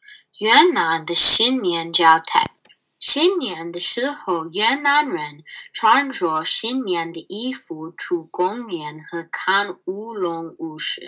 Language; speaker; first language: Chinese; non-native, learner; English